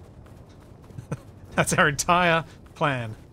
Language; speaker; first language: English; native; English